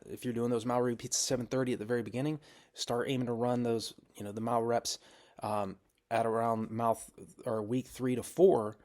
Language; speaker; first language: English; native; English